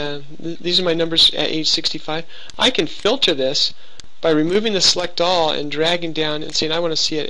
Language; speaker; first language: English; native; English